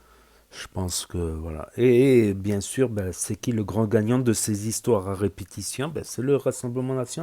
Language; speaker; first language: French; native; French